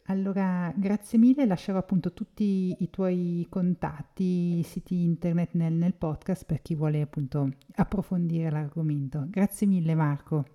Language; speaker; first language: Italian; native; Italian